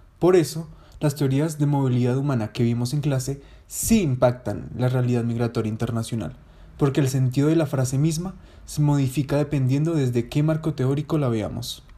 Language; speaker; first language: Spanish; native; Spanish